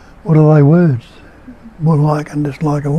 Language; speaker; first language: English; native; English